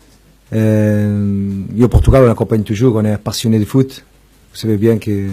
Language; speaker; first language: French; non-native, fluent; Portuguese